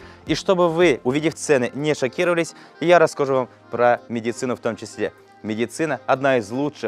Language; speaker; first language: Russian; native; Russian